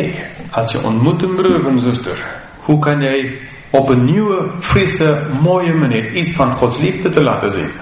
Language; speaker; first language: Dutch; non-native, fluent; English